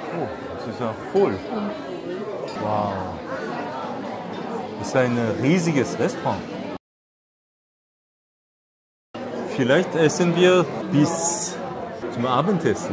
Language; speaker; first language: German; non-native, fluent; Korean